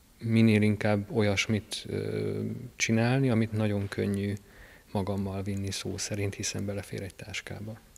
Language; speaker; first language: Hungarian; native; Hungarian